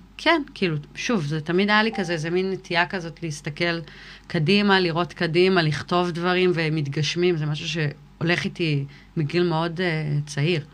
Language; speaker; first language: Hebrew; early bilingual, other home language; English